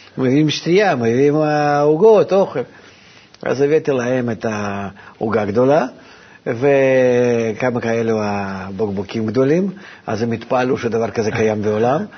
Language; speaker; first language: Hebrew; non-native, fluent; Russian